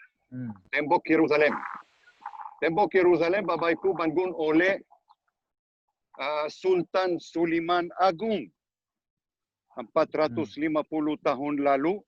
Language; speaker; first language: Indonesian; non-native, learner; Hebrew